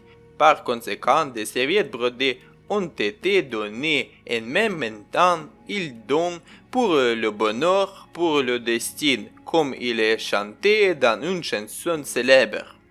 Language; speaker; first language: French; non-native, learner; Ukrainian